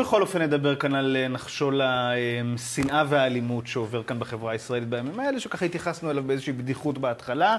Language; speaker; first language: Hebrew; native; Hebrew